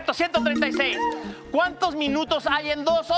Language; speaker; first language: Spanish; native; Spanish